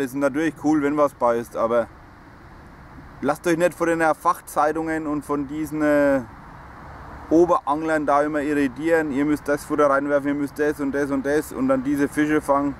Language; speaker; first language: German; native; German